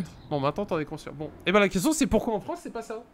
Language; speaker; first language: French; native; French